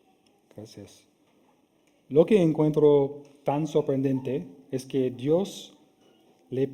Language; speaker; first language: Spanish; non-native, fluent; English